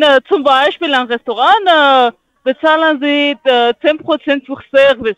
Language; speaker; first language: German; non-native, learner; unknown